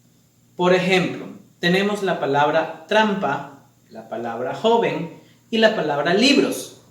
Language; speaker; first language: Spanish; native; Spanish